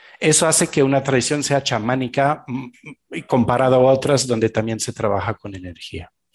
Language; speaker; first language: Spanish; non-native, fluent; French